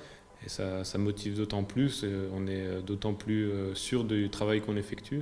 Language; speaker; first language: French; native; French